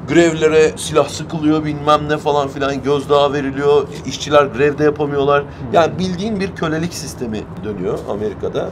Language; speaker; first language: Turkish; native; Turkish